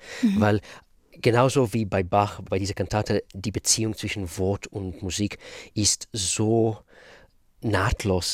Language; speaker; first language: German; non-native, fluent; Russian